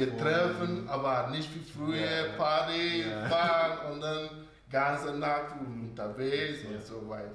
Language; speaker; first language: German; non-native, learner; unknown